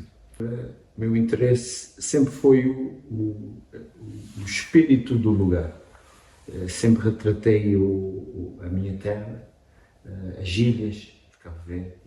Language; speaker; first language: Portuguese; non-native, local second language; Kabuverdianu